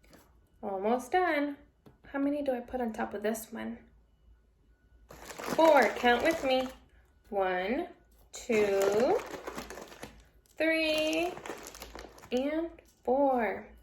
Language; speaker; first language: English; native; English